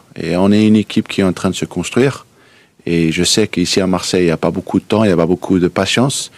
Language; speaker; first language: French; non-native, fluent; Danish